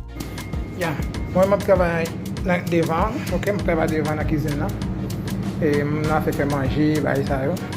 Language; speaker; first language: French; non-native, learner; Haitian Creole